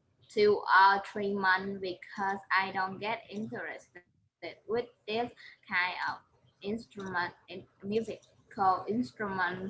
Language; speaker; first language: English; non-native, learner; Vietnamese